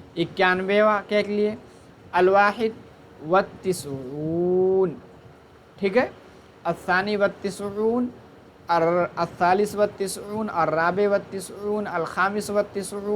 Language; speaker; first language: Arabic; non-native, fluent; Urdu